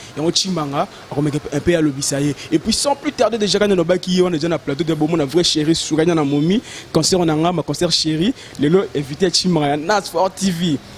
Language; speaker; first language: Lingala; native; Lingala